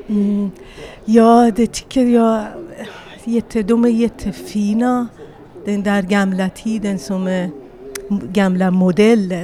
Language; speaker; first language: Swedish; non-native, learner; Persian